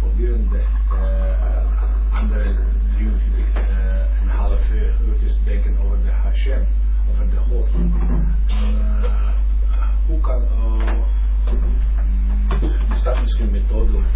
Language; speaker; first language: Dutch; non-native, learner; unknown